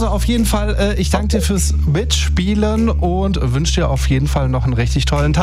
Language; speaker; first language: German; native; German